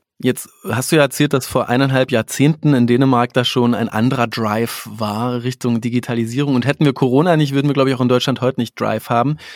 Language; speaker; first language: German; native; German